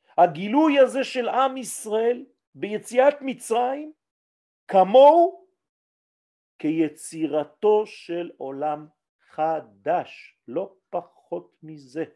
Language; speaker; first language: Hebrew; non-native, fluent; French